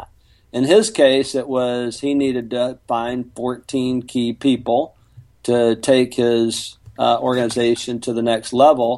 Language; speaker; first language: English; native; English